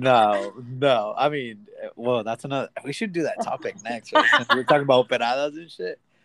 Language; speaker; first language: English; early bilingual, other home language; Spanish